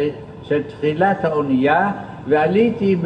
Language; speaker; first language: Hebrew; non-native, fluent; German